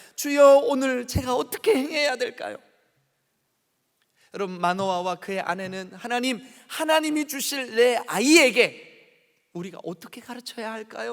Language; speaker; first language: Korean; native; Korean